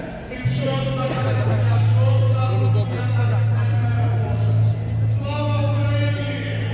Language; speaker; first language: Ukrainian; native; Ukrainian